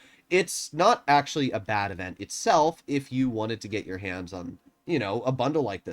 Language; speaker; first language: English; native; English